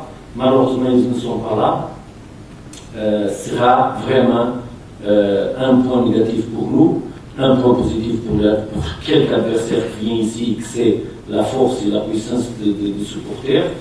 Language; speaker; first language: French; non-native, fluent; Portuguese